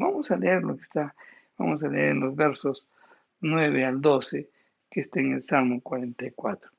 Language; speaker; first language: Spanish; native; Spanish